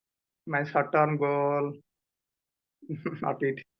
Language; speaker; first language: English; non-native, learner; Odia